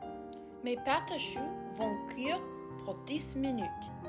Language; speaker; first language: French; non-native, learner; English